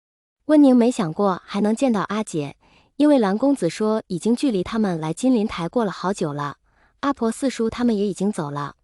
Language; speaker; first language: Chinese; native; Chinese